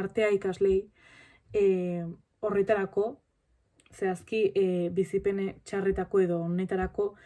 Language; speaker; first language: Basque; non-native, local second language; Spanish